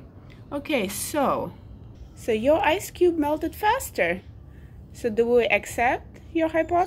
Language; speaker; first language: English; non-native, fluent; Russian